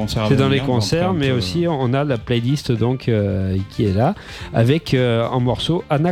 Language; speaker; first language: French; native; French